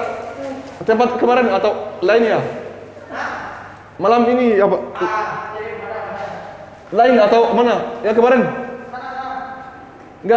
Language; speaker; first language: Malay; non-native, fluent; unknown